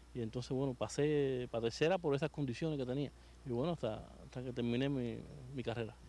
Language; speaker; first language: Spanish; native; Spanish